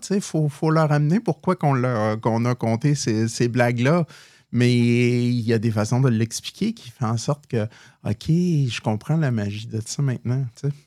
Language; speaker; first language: French; native; French